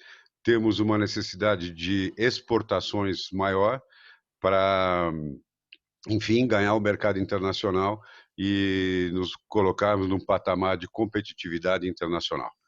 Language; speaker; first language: Portuguese; native; Portuguese